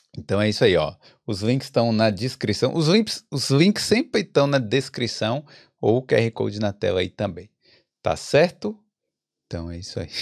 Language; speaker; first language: Portuguese; native; Portuguese